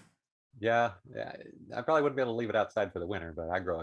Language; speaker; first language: English; native; English